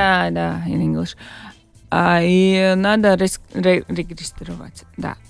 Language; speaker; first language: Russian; non-native, local second language; Latvian